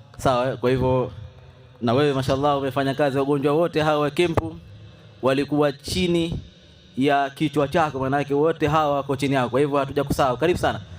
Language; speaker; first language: Swahili; native; Swahili